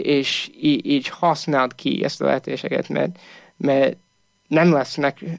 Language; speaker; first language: Hungarian; non-native, fluent; English